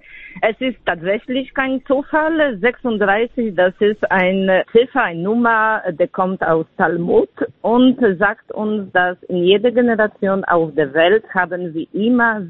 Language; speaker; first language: German; non-native, fluent; Polish